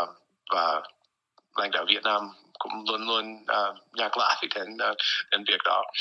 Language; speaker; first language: Vietnamese; non-native, fluent; English